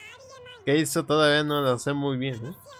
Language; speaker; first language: Spanish; native; Spanish